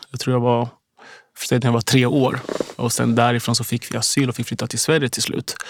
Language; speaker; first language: Swedish; early bilingual, other home language; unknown